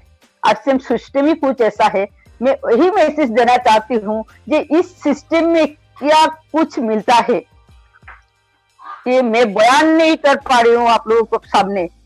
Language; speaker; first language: Hindi; non-native, local second language; Bangla